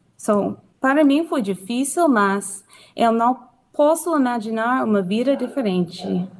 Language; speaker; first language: Portuguese; non-native, learner; English